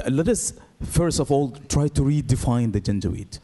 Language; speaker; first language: English; non-native, fluent; Arabic